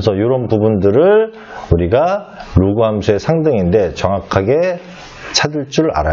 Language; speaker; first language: Korean; native; Korean